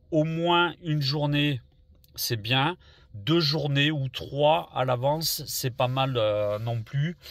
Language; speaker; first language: French; native; French